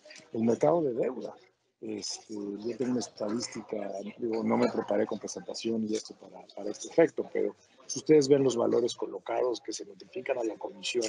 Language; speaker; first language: Spanish; native; Spanish